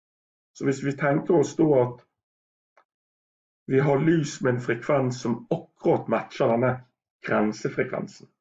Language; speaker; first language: Norwegian; native; Norwegian